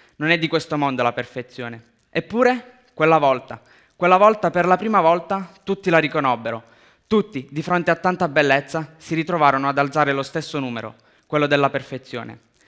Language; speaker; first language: Italian; early bilingual, other home language; Romanian